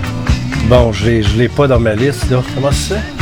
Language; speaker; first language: French; native; French